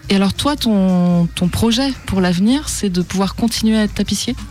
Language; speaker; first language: French; native; French